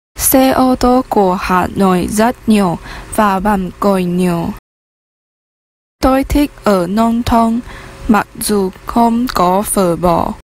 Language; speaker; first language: Vietnamese; non-native, learner; Chinese